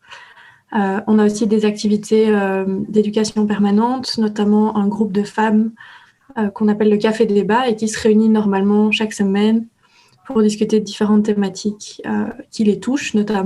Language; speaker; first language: French; native; French